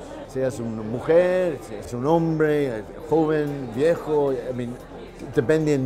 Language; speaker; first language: Spanish; non-native, learner; English